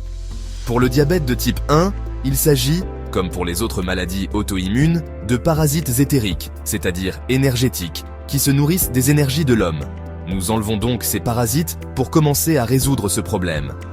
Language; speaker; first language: French; native; French